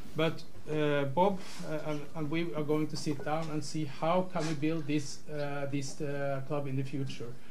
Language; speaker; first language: English; non-native, fluent; Norwegian